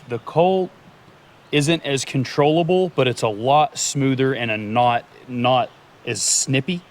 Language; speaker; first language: English; native; English